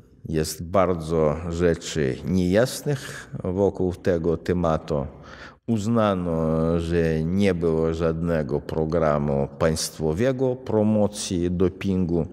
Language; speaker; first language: Polish; non-native, fluent; Russian